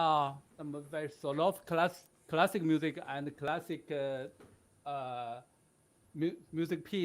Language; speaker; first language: English; non-native, learner; Chinese